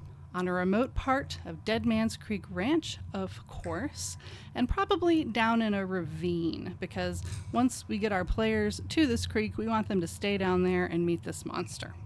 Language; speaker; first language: English; native; English